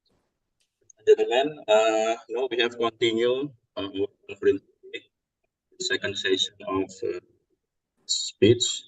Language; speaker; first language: English; non-native, learner; Indonesian